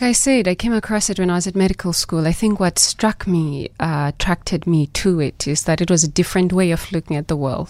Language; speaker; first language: English; non-native, local second language; Xhosa